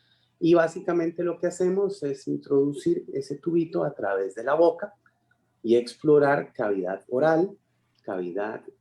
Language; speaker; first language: Spanish; native; Spanish